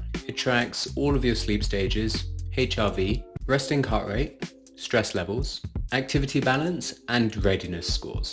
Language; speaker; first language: English; native; English